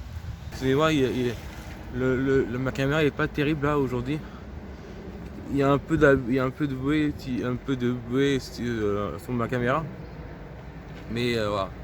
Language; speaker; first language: French; native; French